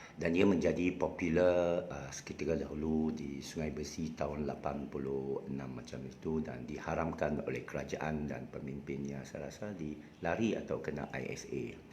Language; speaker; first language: Malay; non-native, local second language; Chinese